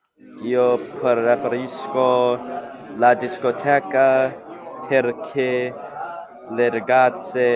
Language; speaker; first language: Italian; non-native, learner; English